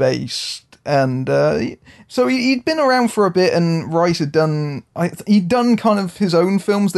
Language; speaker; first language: English; native; English